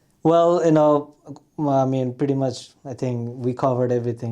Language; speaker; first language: English; non-native, local second language; Bangla